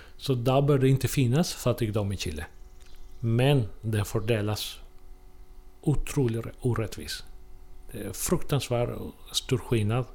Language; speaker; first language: Swedish; non-native, fluent; Spanish